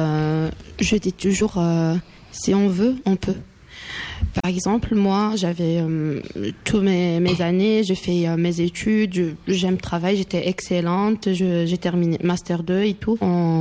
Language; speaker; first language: French; non-native, local second language; Arabic